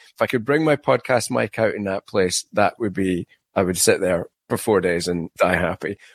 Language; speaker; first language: English; native; English